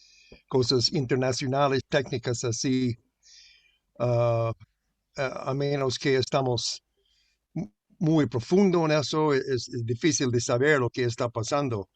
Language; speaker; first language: Spanish; non-native, fluent; English